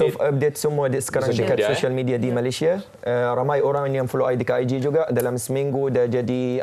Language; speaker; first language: Indonesian; non-native, fluent; Arabic